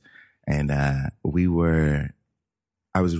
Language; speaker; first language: English; native; English